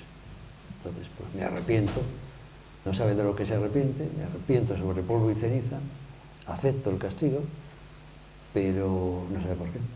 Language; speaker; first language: Spanish; native; Spanish